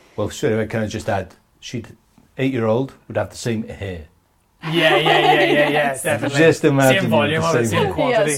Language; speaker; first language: English; native; English